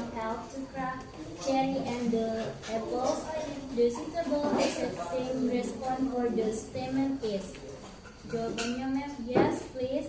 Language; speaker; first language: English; non-native, learner; Indonesian